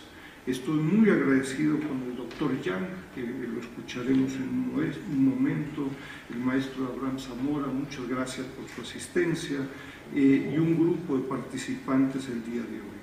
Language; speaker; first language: Spanish; native; Spanish